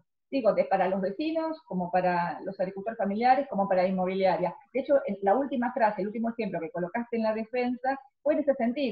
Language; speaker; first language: Spanish; native; Spanish